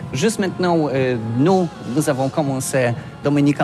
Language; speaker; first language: French; non-native, learner; Polish